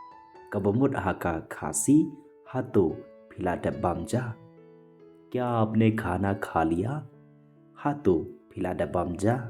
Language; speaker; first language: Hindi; non-native, local second language; Khasi